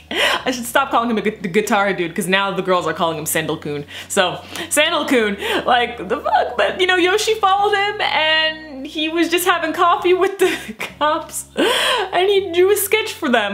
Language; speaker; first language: English; native; English